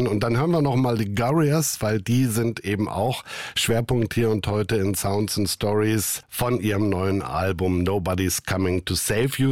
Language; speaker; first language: German; native; German